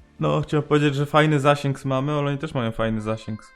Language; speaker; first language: Polish; native; Polish